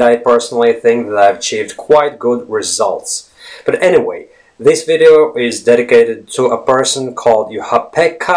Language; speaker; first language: English; non-native, fluent; Latvian